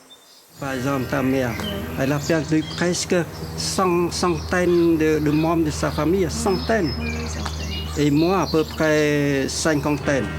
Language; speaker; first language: French; non-native, fluent; Khmer